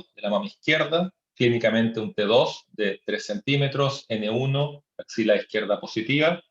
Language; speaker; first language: Spanish; native; Spanish